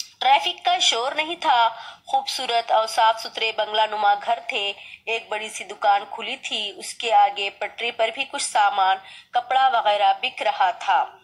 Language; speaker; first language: Urdu; native; Urdu